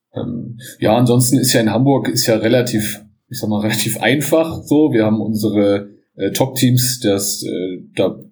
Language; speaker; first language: German; native; German